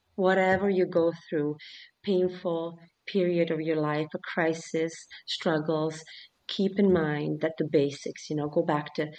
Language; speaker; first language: English; early bilingual, other home language; Swedish